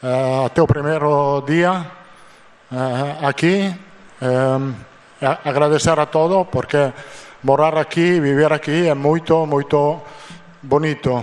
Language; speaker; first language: Portuguese; non-native, fluent; Italian